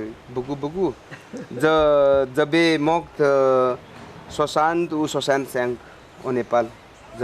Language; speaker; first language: French; non-native, learner; Nepali